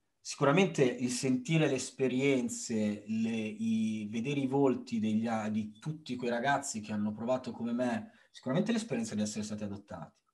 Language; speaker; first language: Italian; early bilingual, other home language; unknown